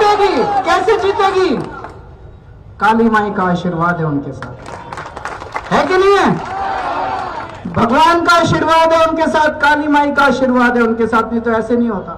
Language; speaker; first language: Hindi; native; Hindi